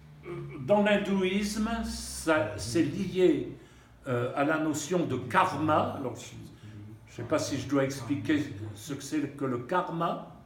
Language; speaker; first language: French; native; French